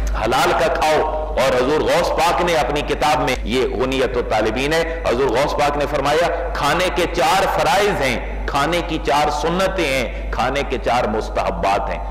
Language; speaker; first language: Urdu; native; Urdu